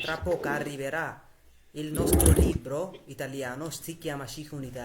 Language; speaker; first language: Italian; non-native, fluent; Bangla